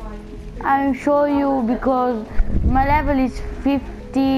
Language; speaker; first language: English; non-native, learner; Italian